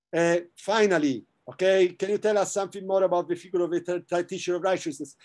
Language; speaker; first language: English; non-native, fluent; Italian